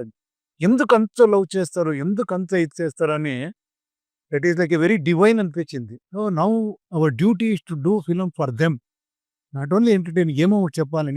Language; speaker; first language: Telugu; non-native, local second language; Kannada